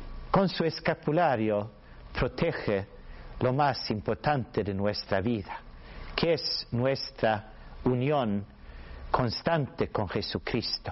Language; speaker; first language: Spanish; non-native, learner; Swedish